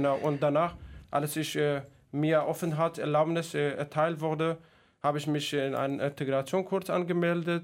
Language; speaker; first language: German; non-native, fluent; Kurdish